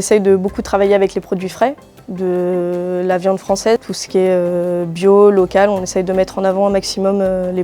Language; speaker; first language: French; native; French